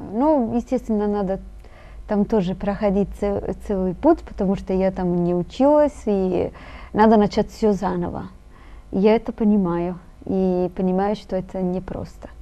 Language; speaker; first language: Russian; non-native, fluent; Italian